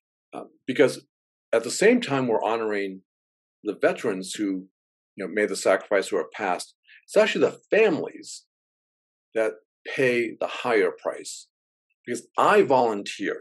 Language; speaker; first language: English; native; English